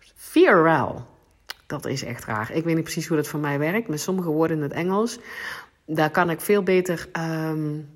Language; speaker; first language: Dutch; non-native, local second language; Limburgish